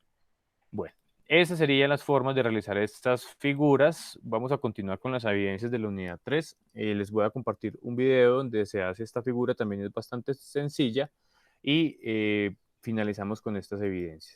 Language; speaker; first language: Spanish; native; Spanish